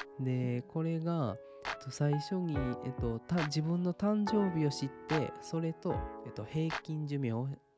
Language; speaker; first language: Japanese; native; Japanese